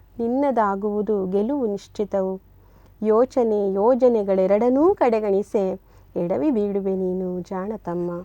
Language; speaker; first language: Kannada; native; Kannada